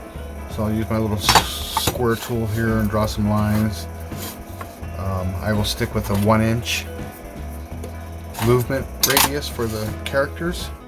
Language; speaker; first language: English; native; English